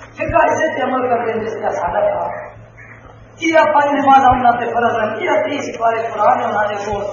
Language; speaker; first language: Urdu; non-native, local second language; Punjabi